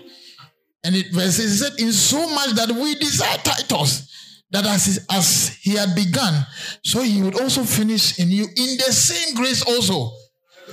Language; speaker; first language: English; non-native, local second language; Akan